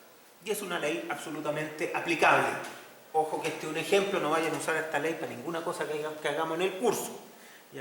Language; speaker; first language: Spanish; native; Spanish